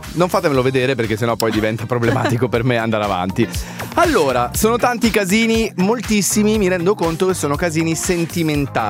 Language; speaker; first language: Italian; native; Italian